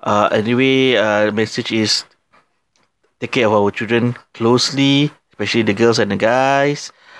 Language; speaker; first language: English; non-native, local second language; Malay